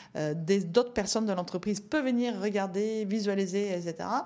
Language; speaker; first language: French; non-native, fluent; Norwegian